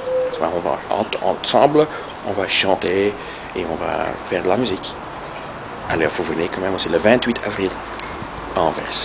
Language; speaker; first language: French; non-native, local second language; Dutch